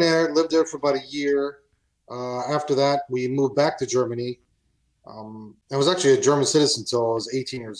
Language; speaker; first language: English; non-native, fluent; German